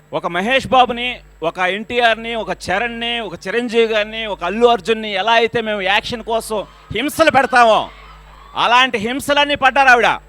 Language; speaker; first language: Telugu; native; Telugu